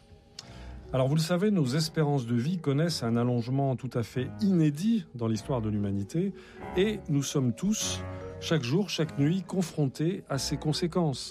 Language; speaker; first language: French; native; French